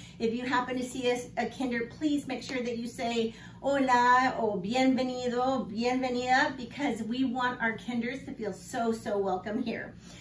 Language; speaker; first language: English; native; English